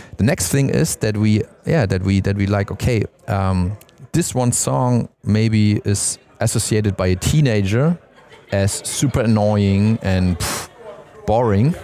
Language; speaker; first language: English; non-native, fluent; German